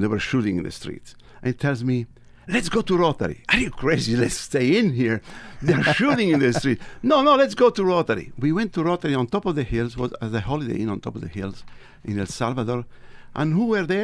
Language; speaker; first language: English; non-native, fluent; Italian